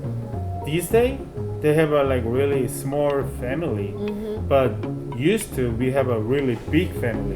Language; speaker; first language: English; non-native, fluent; Korean